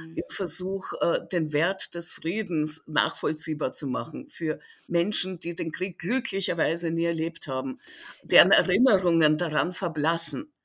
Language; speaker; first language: German; early bilingual, other home language; Russian